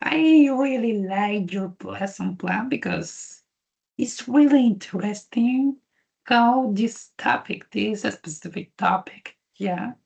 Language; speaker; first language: English; non-native, learner; Spanish